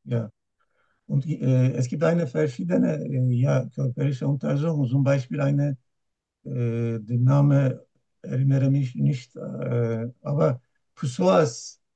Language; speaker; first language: German; non-native, learner; Turkish